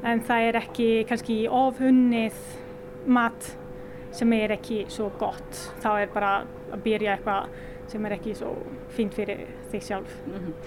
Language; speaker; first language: Icelandic; non-native, learner; Italian